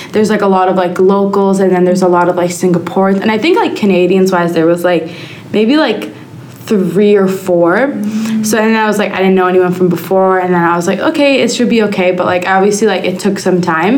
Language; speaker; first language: English; native; English